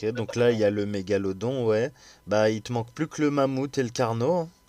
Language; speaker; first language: French; native; French